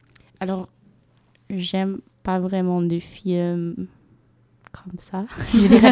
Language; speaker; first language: French; non-native, fluent; German